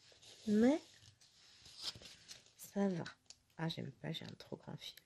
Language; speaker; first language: French; native; French